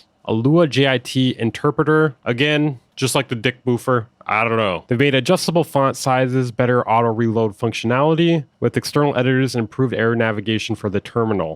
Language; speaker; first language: English; native; English